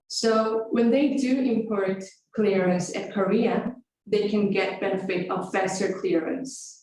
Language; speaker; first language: English; non-native, fluent; Korean